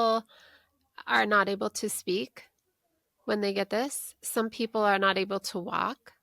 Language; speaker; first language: English; native; English